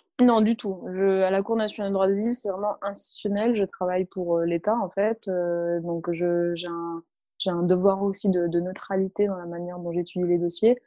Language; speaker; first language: French; early bilingual, other home language; Arabic